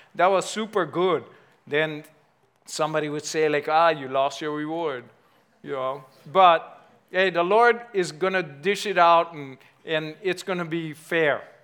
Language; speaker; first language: English; native; English